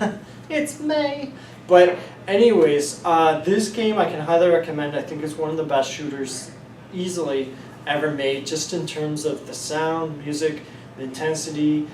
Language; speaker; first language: English; native; English